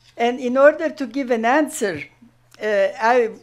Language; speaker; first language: English; non-native, fluent; German